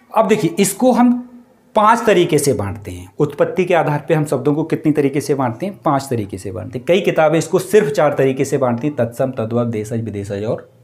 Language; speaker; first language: Hindi; native; Hindi